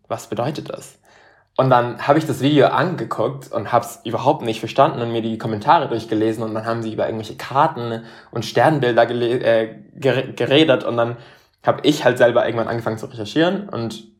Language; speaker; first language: German; non-native, fluent; Spanish